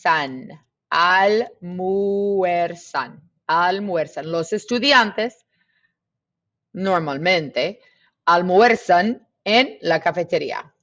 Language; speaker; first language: Spanish; non-native, fluent; English